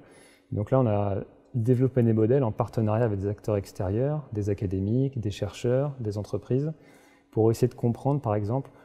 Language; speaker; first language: French; native; French